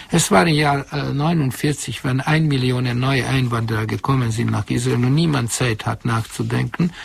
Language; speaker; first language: German; non-native, fluent; Hungarian